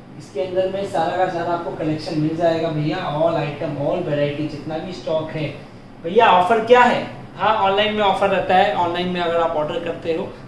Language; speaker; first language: Hindi; native; Hindi